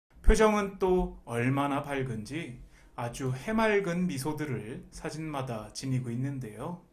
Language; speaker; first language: Korean; native; Korean